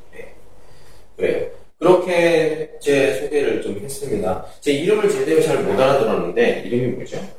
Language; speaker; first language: Korean; native; Korean